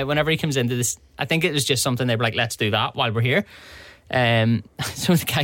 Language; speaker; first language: English; native; English